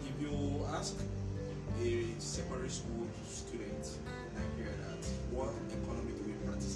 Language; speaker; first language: English; non-native, local second language; Yoruba